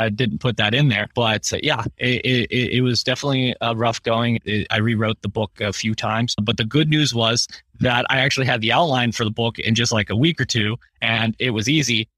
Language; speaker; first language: English; native; English